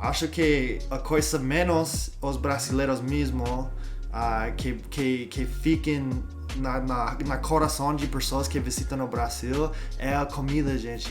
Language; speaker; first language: Portuguese; non-native, learner; English